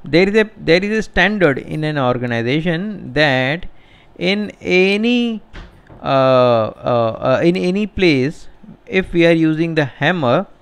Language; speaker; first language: English; non-native, local second language; Hindi